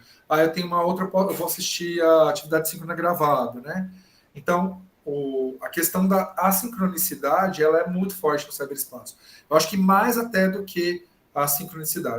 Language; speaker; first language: Portuguese; native; Portuguese